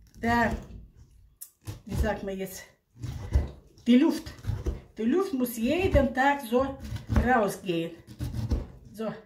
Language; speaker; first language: German; non-native, local second language; Russian